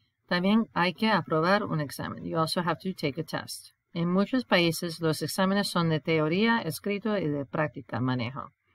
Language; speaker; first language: Spanish; non-native, fluent; English